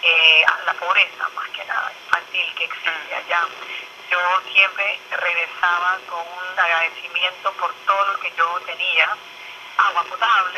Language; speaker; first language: Spanish; early bilingual, other home language; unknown